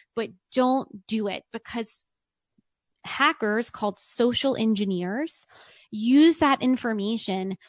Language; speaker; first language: English; native; English